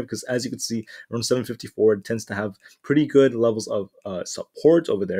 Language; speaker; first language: English; native; English